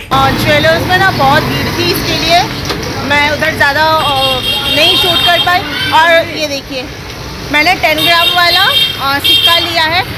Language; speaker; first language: Hindi; non-native, local second language; Bangla